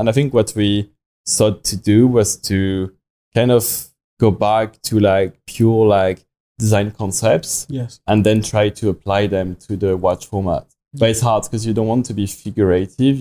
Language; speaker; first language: English; non-native, fluent; French